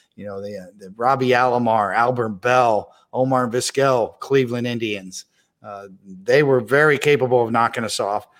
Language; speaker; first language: English; native; English